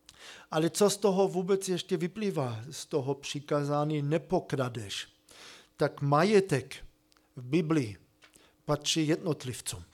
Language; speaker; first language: Czech; non-native, fluent; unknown